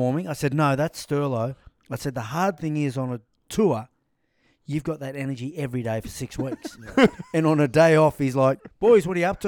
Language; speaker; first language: English; native; English